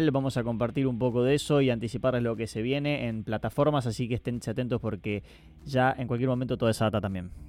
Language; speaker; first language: Spanish; native; Spanish